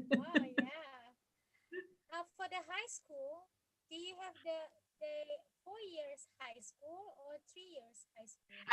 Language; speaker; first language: English; non-native, fluent; Indonesian